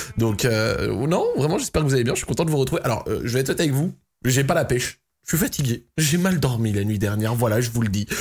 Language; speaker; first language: French; native; French